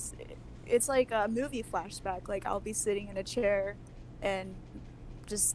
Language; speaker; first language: English; native; English